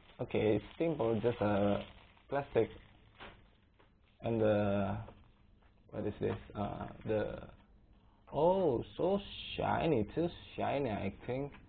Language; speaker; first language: English; non-native, learner; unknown